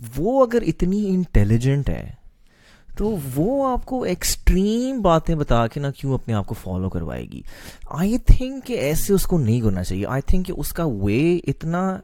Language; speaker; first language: Urdu; native; Urdu